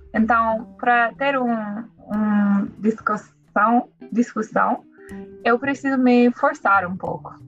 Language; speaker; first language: Portuguese; non-native, learner; English